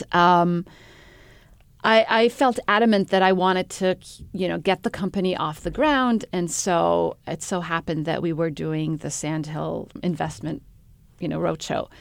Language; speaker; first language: English; non-native, fluent; Arabic